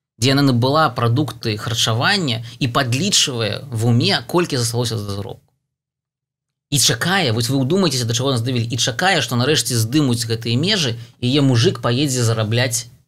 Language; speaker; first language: Belarusian; non-native, local second language; Russian